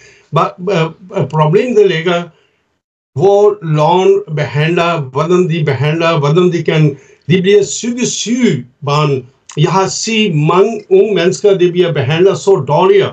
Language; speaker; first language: Danish; non-native, fluent; Urdu